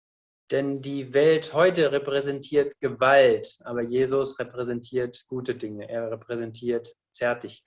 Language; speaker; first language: German; non-native, fluent; Indonesian